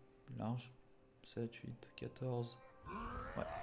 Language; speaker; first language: French; native; French